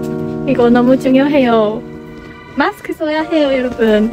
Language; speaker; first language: Korean; non-native, learner; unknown